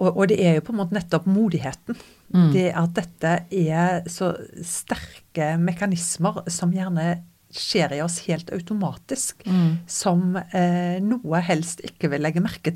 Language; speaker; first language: Norwegian; native; Norwegian